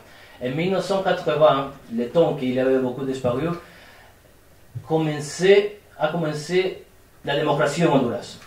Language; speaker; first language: French; non-native, fluent; Spanish